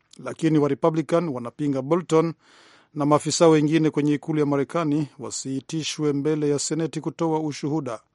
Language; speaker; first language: Swahili; non-native, local second language; Rundi